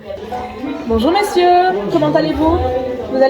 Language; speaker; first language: French; native; French